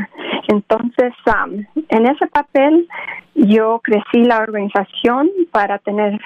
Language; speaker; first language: Spanish; early bilingual, other home language; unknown